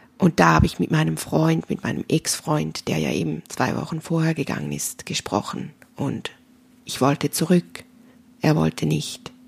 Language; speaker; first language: German; native; German